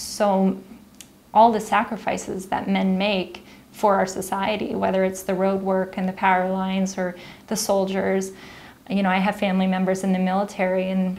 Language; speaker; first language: English; native; English